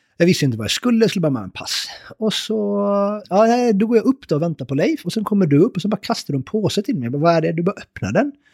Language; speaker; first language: Swedish; early bilingual, other home language; Persian